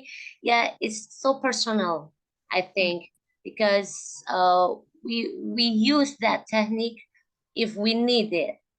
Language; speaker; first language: English; non-native, learner; Indonesian